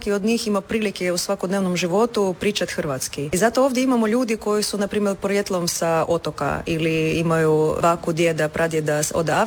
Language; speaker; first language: Croatian; non-native, fluent; Russian